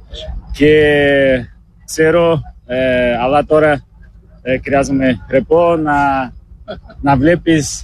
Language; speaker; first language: Greek; non-native, learner; Portuguese